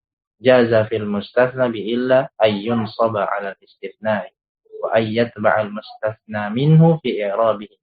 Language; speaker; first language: Arabic; non-native, fluent; Indonesian